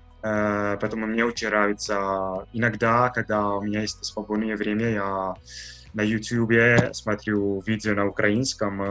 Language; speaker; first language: Russian; non-native, fluent; Italian